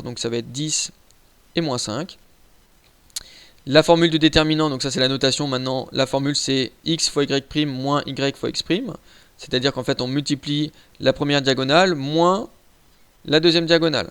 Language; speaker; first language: French; native; French